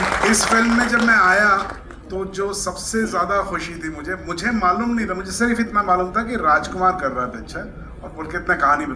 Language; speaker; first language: Hindi; native; Hindi